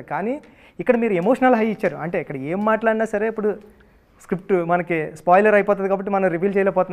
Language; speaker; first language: Telugu; native; Telugu